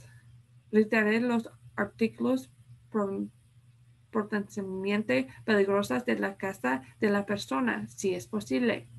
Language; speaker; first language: Spanish; non-native, fluent; English